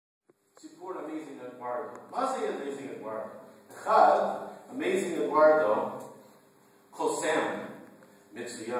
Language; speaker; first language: Hebrew; non-native, learner; English